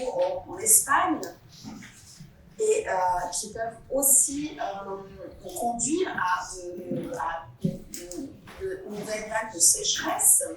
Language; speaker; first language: French; non-native, fluent; Italian